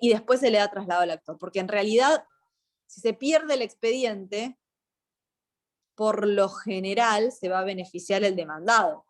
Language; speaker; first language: Spanish; native; Spanish